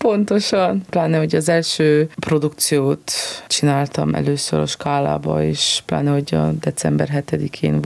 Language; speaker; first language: Hungarian; early bilingual, heritage; Hungarian